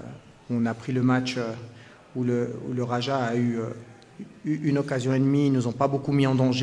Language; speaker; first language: French; native; French